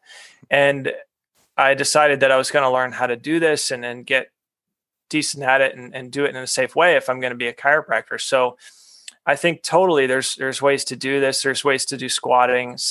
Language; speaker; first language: English; native; English